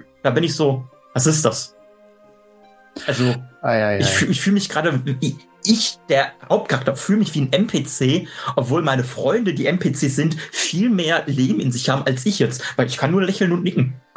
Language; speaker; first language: German; native; German